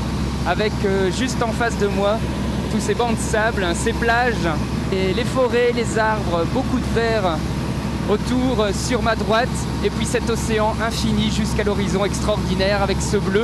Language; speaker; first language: French; native; French